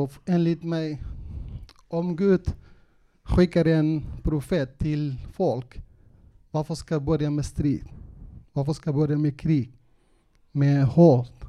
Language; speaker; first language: Swedish; non-native, local second language; Kurdish